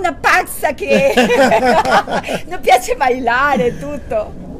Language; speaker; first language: Italian; non-native, learner; Spanish